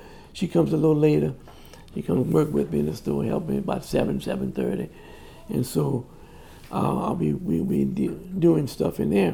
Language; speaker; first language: English; native; English